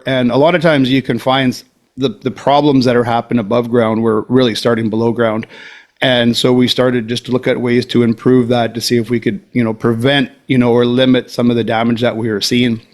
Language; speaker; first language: English; native; English